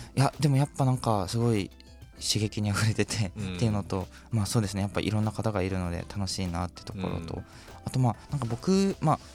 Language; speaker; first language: Japanese; native; Japanese